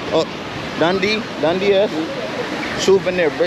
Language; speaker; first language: Spanish; non-native, learner; English